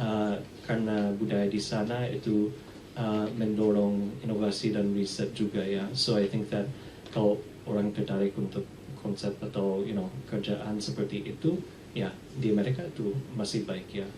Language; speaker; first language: Indonesian; early bilingual, heritage; English